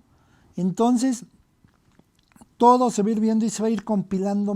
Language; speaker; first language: Spanish; native; Spanish